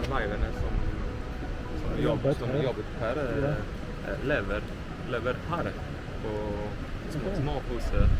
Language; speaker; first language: Norwegian; non-native, learner; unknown